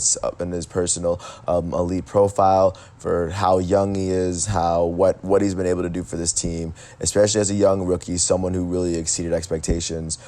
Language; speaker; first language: English; native; English